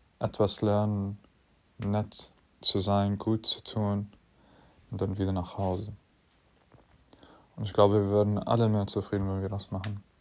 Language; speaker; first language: German; non-native, fluent; English